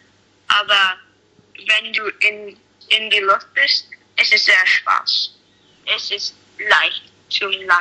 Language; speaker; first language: German; non-native, learner; English